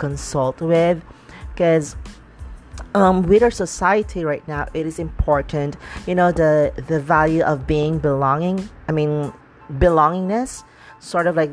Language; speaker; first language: English; non-native, local second language; Cebuano